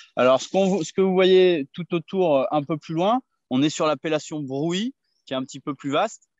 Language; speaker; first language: French; native; French